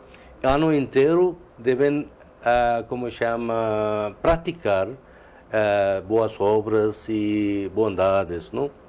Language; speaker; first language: Portuguese; non-native, learner; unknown